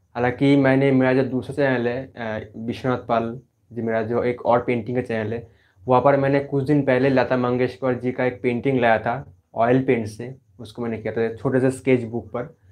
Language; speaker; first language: Hindi; non-native, local second language; Bangla